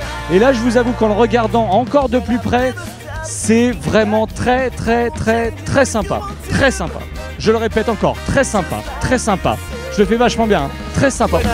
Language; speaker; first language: French; native; French